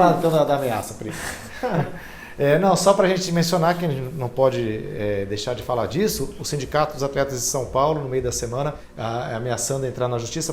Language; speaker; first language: Portuguese; native; Portuguese